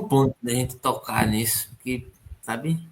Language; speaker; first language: Portuguese; native; Portuguese